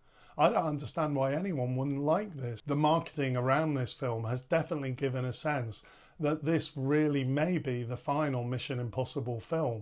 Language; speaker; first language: English; native; English